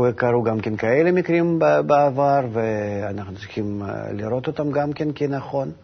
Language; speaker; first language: Hebrew; non-native, fluent; Russian